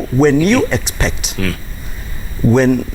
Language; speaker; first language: English; non-native, local second language; Kikuyu